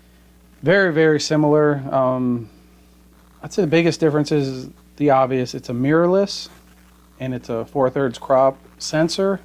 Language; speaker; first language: English; native; English